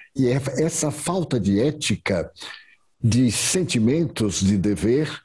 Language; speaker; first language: Portuguese; native; Portuguese